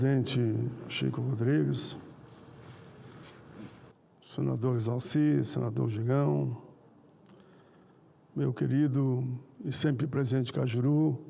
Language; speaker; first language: Portuguese; native; Portuguese